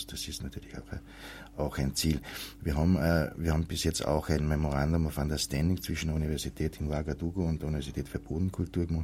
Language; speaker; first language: German; native; German